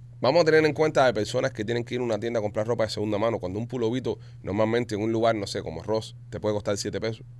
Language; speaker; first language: Spanish; native; Spanish